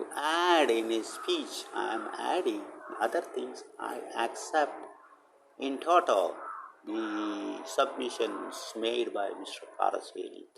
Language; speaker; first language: English; non-native, local second language; Malayalam